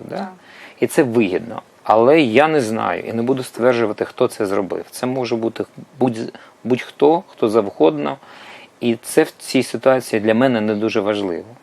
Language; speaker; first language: Ukrainian; non-native, local second language; Russian